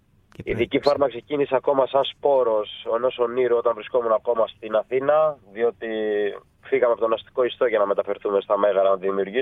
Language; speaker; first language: Greek; native; Greek